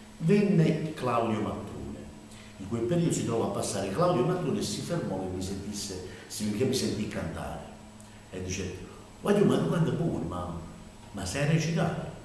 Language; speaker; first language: Italian; native; Italian